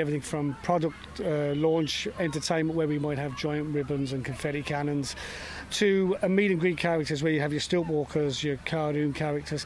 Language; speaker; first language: English; native; English